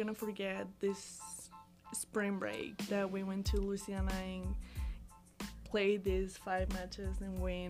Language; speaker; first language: English; non-native, learner; Spanish